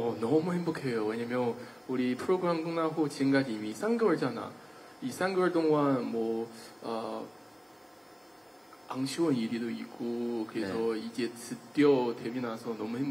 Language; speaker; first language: Korean; non-native, learner; Chinese